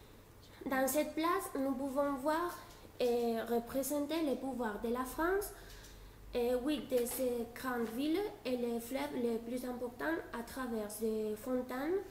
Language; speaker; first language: French; non-native, fluent; Spanish